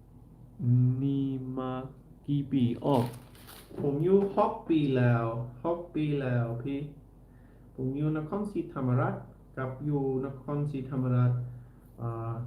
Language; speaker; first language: Thai; non-native, learner; English